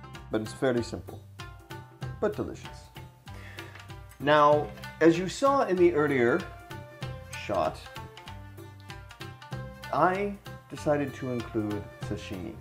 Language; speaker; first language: English; native; English